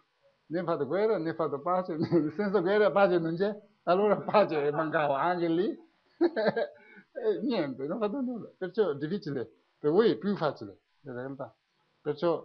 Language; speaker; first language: Italian; non-native, learner; Tibetan